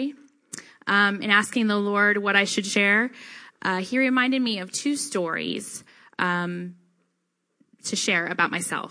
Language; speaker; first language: English; native; English